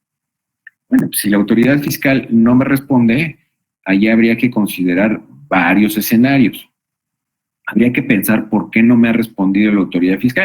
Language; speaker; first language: Spanish; native; Spanish